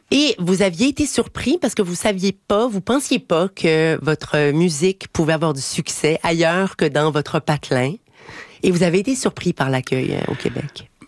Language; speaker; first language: French; native; French